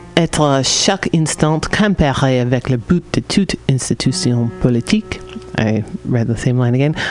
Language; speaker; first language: French; non-native, fluent; English